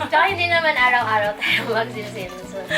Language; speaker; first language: Filipino; non-native, local second language; Cebuano